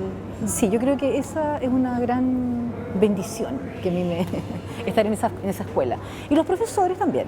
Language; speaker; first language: Spanish; non-native, fluent; Portuguese